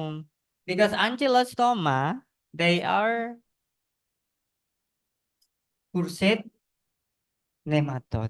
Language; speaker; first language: English; non-native, learner; Indonesian